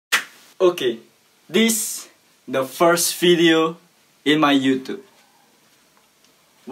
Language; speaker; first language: English; non-native, learner; Indonesian